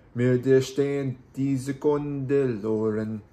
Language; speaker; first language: German; non-native, learner; English